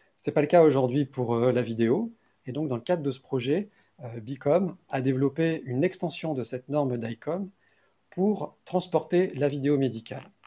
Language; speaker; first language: French; native; French